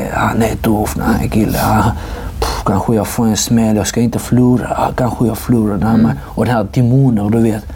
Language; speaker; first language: Swedish; non-native, fluent; Georgian